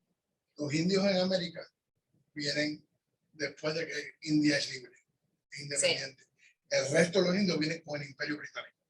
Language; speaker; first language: Spanish; native; Spanish